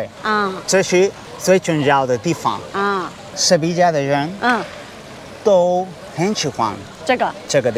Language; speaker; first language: Chinese; non-native, learner; Spanish